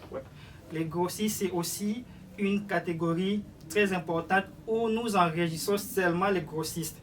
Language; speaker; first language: French; non-native, local second language; Lingala